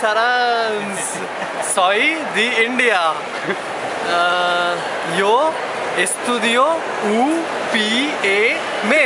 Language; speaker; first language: Spanish; non-native, learner; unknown